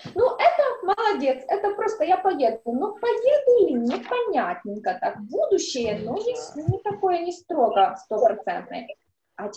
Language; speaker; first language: Russian; native; Russian